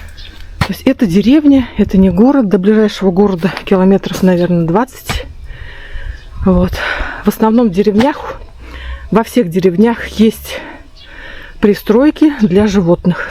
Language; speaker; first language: Russian; native; Russian